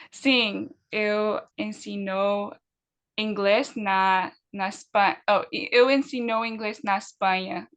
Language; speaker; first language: Portuguese; early bilingual, other home language; English